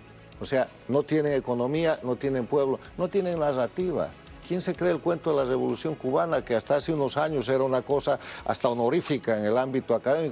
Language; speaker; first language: Spanish; native; Spanish